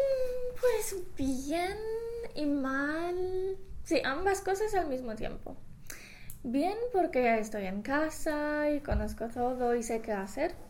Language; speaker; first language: Spanish; non-native, fluent; English